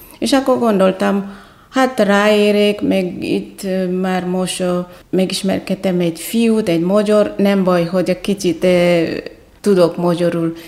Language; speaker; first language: Hungarian; non-native, fluent; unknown